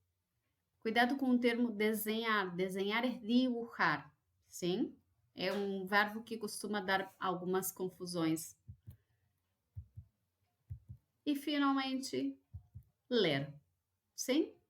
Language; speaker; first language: Portuguese; non-native, fluent; Spanish